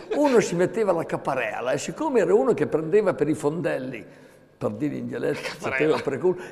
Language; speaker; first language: Italian; native; Italian